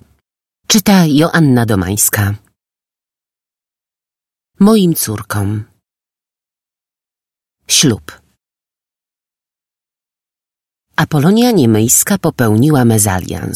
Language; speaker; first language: Polish; native; Polish